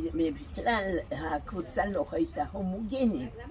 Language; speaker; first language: Hebrew; non-native, fluent; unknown